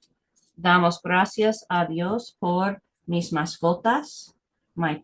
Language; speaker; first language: Spanish; non-native, fluent; English